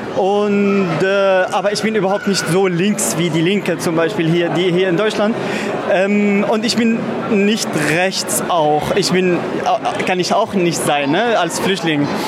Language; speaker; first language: German; non-native, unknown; Arabic